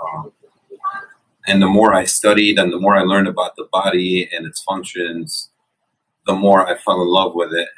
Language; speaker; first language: English; non-native, fluent; Arabic